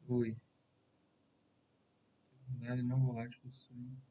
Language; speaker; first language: Portuguese; native; Portuguese